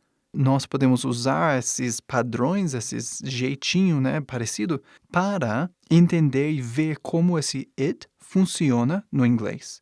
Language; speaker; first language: Portuguese; non-native, fluent; English